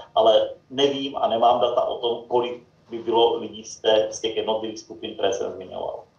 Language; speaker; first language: Czech; native; Czech